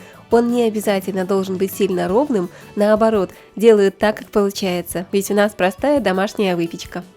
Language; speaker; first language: Russian; native; Russian